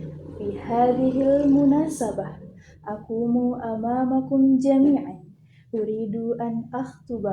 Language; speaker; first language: Arabic; non-native, learner; Indonesian